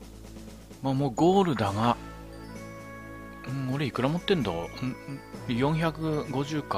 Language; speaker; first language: Japanese; native; Japanese